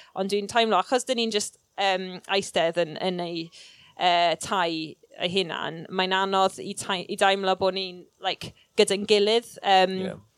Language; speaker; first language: Welsh; non-native, local second language; English